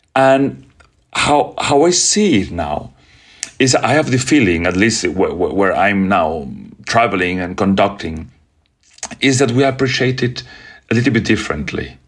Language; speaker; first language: English; non-native, fluent; Spanish